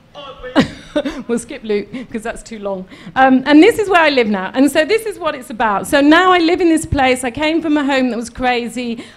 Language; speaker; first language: English; native; English